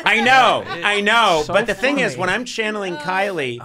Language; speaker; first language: English; native; English